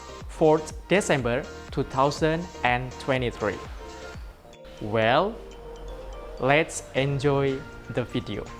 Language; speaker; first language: English; non-native, learner; Indonesian